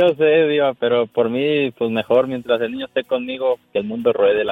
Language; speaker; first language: Spanish; native; Spanish